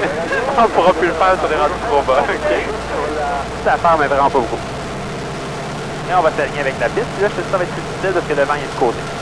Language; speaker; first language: French; native; French